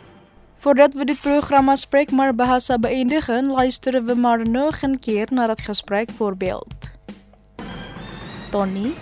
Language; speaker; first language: Dutch; non-native, learner; Indonesian